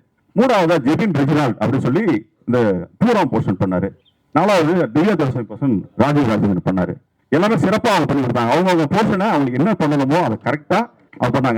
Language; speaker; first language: Tamil; native; Tamil